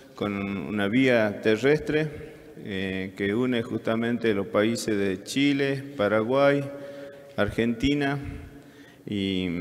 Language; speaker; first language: Spanish; native; Spanish